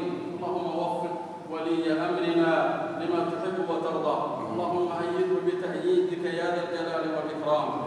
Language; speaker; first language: Arabic; non-native, local second language; Somali